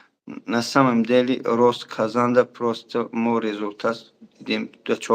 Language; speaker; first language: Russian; non-native, learner; Tajik